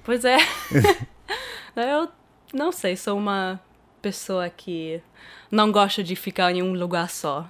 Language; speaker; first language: Portuguese; early bilingual, heritage; German